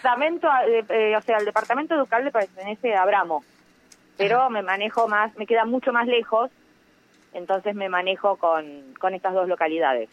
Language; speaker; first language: Spanish; native; Spanish